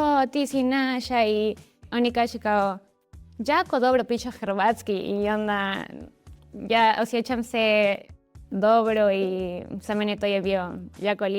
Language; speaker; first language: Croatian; non-native, learner; Spanish